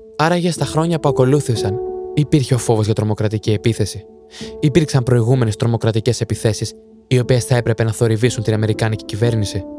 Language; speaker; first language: Greek; native; Greek